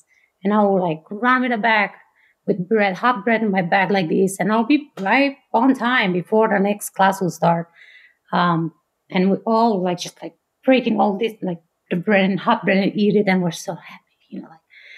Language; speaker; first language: English; non-native, fluent; Romanian